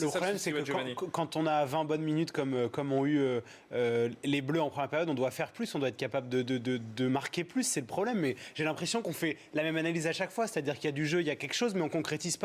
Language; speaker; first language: French; native; French